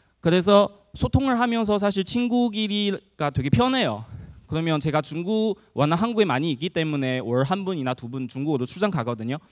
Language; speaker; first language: Korean; non-native, fluent; Chinese